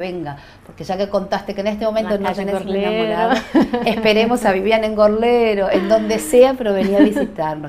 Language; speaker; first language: Spanish; native; Spanish